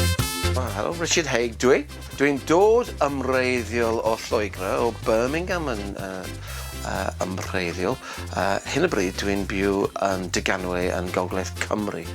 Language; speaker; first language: Welsh; non-native, learner; English